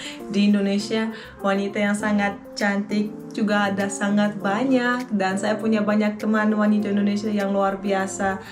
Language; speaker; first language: Indonesian; non-native, fluent; Russian